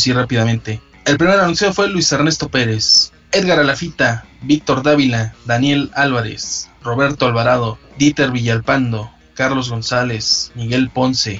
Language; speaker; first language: Spanish; native; Spanish